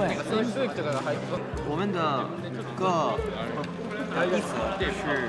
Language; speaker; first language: Chinese; non-native, learner; Japanese